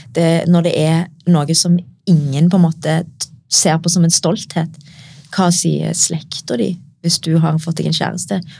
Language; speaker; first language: Norwegian; early bilingual, other home language; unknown